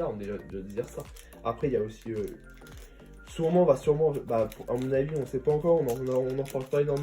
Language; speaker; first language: French; native; French